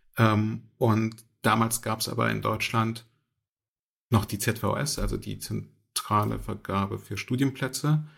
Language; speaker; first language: German; early bilingual, other home language; Russian